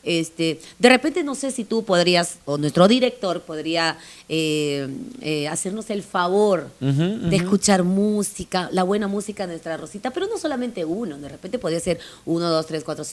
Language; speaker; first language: Spanish; native; Spanish